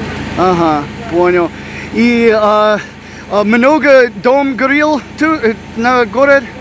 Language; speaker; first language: Russian; non-native, learner; English